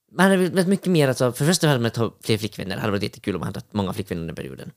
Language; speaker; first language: Swedish; early bilingual, other home language; Finnish